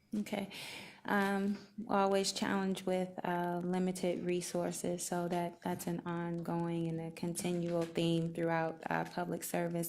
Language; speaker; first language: English; native; English